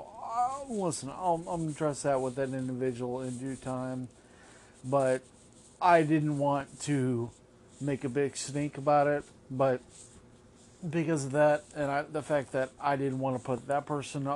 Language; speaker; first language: English; native; English